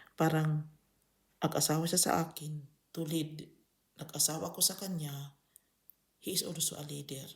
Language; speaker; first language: Filipino; native; Filipino